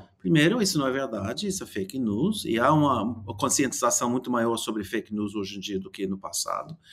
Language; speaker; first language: Portuguese; non-native, fluent; English